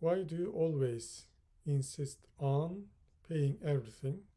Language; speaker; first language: English; non-native, fluent; Turkish